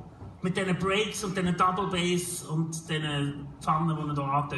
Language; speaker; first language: German; native; German